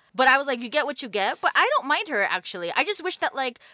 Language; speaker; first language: English; native; English